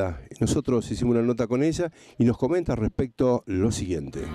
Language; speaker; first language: Spanish; native; Spanish